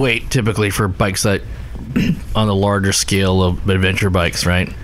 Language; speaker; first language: English; native; English